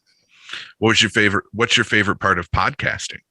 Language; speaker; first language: English; native; English